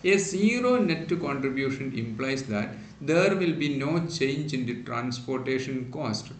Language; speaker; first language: English; non-native, local second language; Malayalam